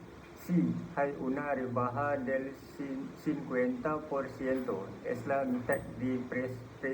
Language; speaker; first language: Spanish; non-native, learner; Malay